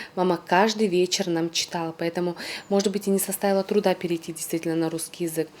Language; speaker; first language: Russian; non-native, local second language; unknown